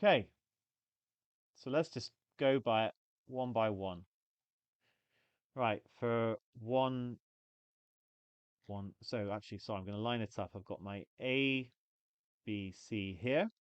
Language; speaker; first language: English; native; English